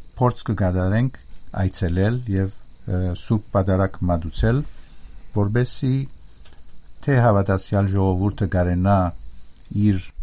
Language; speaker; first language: Armenian; native; Armenian